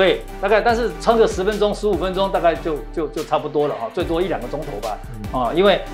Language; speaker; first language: Chinese; native; Chinese